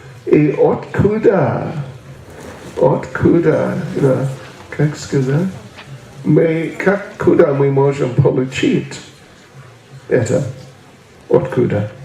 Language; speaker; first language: Russian; non-native, learner; English